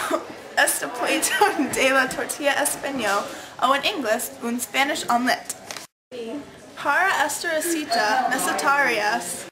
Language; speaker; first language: Spanish; non-native, learner; English